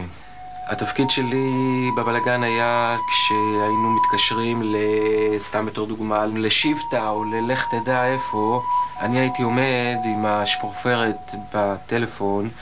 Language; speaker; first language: Hebrew; early bilingual, other home language; Russian